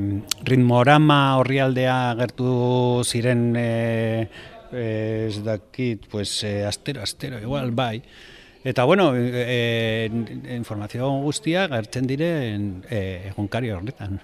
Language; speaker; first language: Basque; non-native, local second language; Spanish